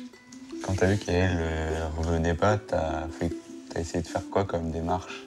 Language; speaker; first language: French; native; French